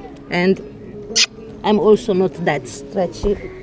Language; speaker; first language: English; non-native, fluent; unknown